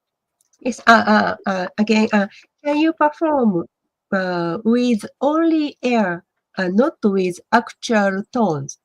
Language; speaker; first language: English; non-native, learner; Japanese